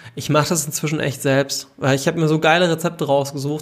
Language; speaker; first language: German; native; German